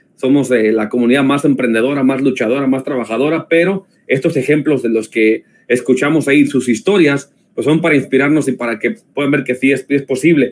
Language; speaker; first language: Spanish; native; Spanish